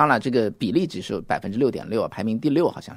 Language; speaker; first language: Chinese; native; Chinese